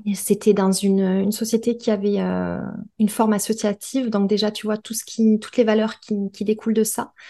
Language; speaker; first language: French; native; French